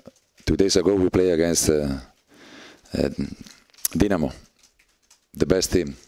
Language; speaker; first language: English; non-native, learner; Italian